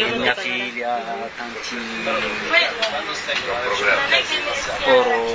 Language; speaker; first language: Italian; non-native, learner; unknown